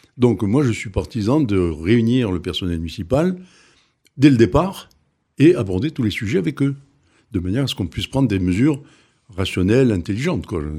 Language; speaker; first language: French; native; French